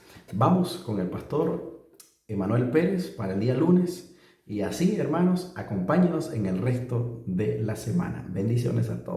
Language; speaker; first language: Spanish; native; Spanish